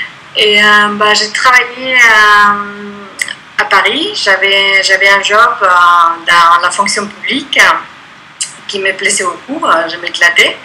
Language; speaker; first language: French; non-native, fluent; Spanish